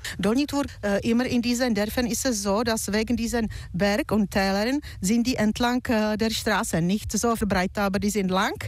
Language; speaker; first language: German; non-native, fluent; Czech